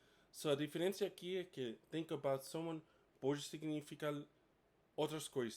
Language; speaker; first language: Portuguese; non-native, fluent; English